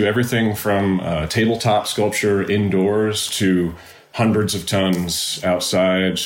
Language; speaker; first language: English; native; English